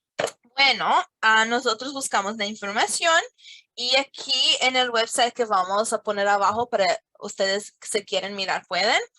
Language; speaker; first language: Spanish; non-native, fluent; English